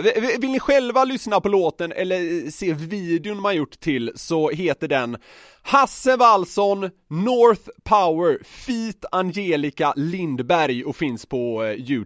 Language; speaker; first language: Swedish; native; Swedish